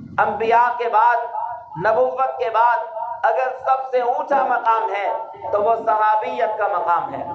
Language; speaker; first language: Urdu; non-native, local second language; Punjabi